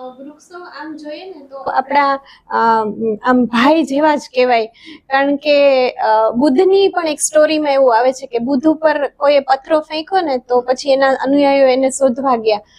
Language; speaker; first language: Gujarati; native; Gujarati